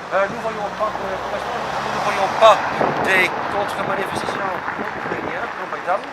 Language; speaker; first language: French; non-native, local second language; Dutch